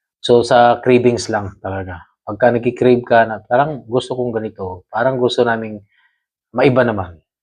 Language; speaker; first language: Filipino; non-native, local second language; Cebuano